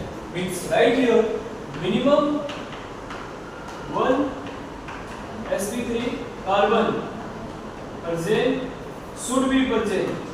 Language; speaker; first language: English; non-native, local second language; Hindi